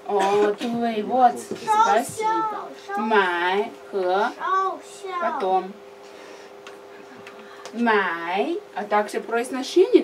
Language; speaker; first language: Russian; non-native, learner; Chinese